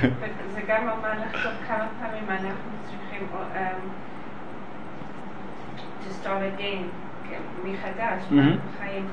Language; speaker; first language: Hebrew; non-native, learner; English